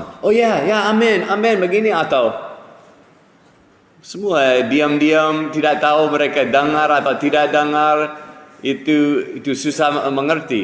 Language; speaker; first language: Indonesian; non-native, fluent; English